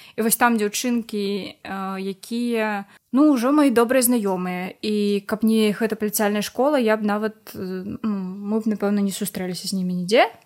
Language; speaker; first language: Belarusian; non-native, local second language; Russian